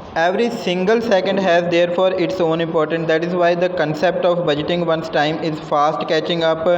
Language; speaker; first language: English; non-native, local second language; Punjabi